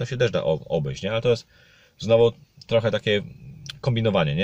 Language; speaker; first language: Polish; native; Polish